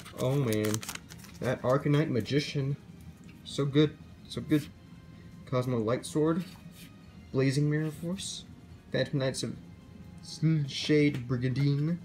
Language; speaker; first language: English; native; English